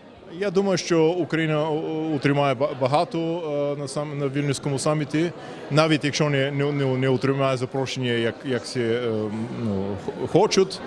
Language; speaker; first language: Ukrainian; non-native, fluent; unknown